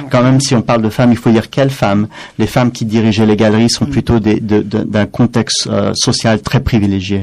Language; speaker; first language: French; non-native, fluent; English